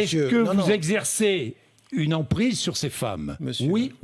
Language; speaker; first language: French; native; French